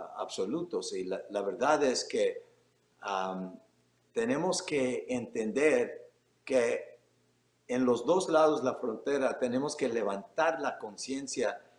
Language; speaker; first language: Spanish; early bilingual, heritage; Spanish